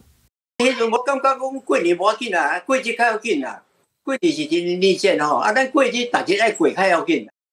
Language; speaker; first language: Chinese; non-native, local second language; Min Nan Chinese